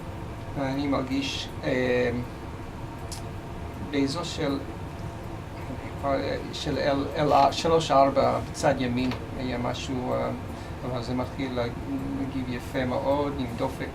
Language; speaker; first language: Hebrew; non-native, fluent; English